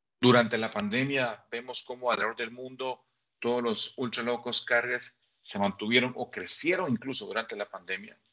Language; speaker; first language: Spanish; native; Spanish